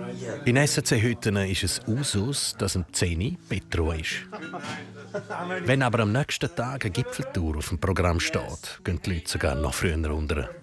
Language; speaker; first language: German; native; German